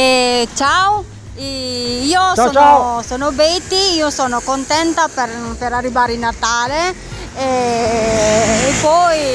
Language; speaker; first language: Italian; non-native, learner; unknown